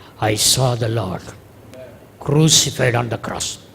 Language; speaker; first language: English; non-native, local second language; Tamil